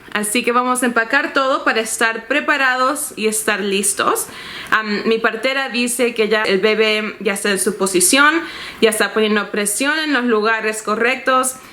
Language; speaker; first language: Spanish; early bilingual, heritage; Spanish